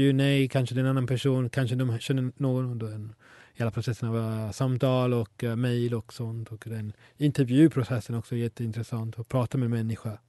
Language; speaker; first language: Swedish; non-native, fluent; Italian